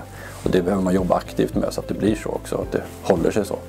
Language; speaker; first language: Swedish; native; Swedish